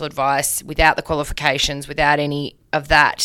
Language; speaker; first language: English; native; English